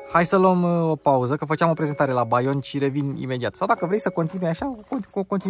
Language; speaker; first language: Romanian; native; Romanian